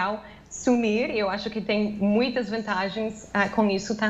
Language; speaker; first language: Portuguese; non-native, fluent; English